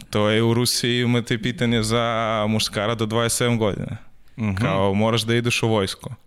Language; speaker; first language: Serbian; non-native, learner; Russian